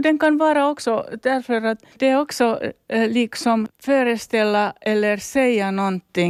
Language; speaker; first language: Swedish; non-native, local second language; Finnish